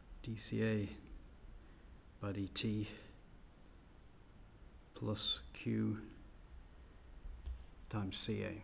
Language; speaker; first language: English; native; English